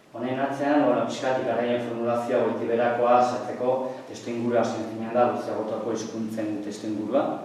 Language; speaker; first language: Basque; non-native, local second language; Spanish